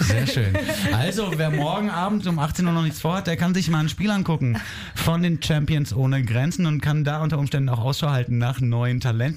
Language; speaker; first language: German; native; German